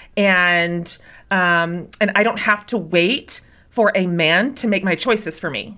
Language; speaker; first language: English; native; English